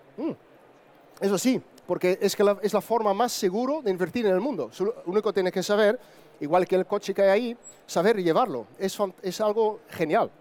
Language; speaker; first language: Spanish; non-native, fluent; Dutch